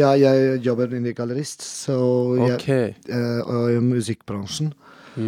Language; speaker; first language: Norwegian; non-native, learner; German